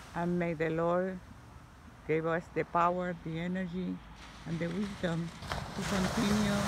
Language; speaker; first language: English; non-native, fluent; Spanish